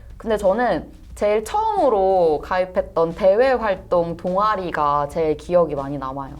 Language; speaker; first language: Korean; native; Korean